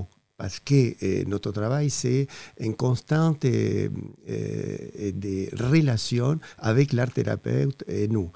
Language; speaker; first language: French; non-native, fluent; Spanish